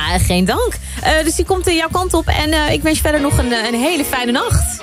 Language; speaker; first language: Dutch; native; Dutch